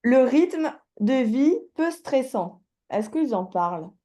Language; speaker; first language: French; native; French